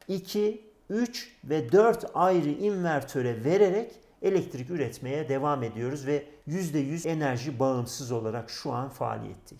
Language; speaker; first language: Turkish; native; Turkish